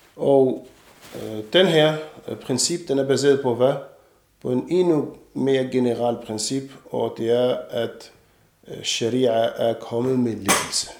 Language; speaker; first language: Danish; non-native, fluent; Arabic